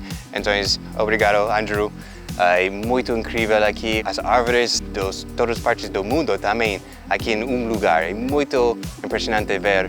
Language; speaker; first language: Portuguese; non-native, fluent; English